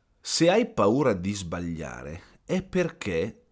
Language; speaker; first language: Italian; native; Italian